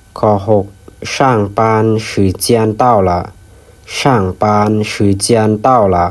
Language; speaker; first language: Chinese; non-native, fluent; Lao